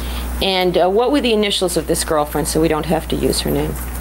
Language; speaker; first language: English; native; English